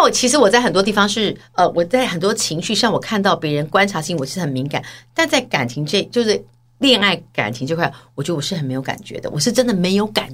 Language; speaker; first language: Chinese; native; Chinese